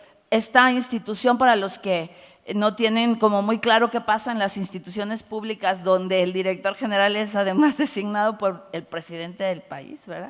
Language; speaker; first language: Spanish; native; Spanish